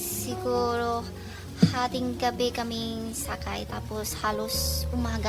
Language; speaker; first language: Filipino; non-native, learner; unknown